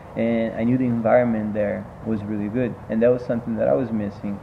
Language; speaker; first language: English; non-native, fluent; Portuguese